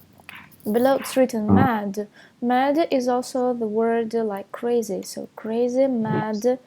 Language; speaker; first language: English; non-native, fluent; Russian